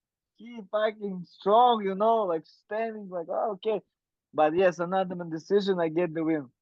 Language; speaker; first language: English; non-native, learner; Russian